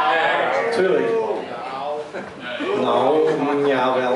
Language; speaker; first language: Dutch; non-native, fluent; English